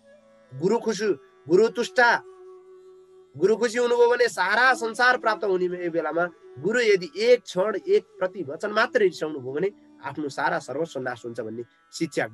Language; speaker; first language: Nepali; native; Nepali